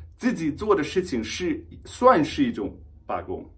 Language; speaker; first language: Chinese; non-native, fluent; German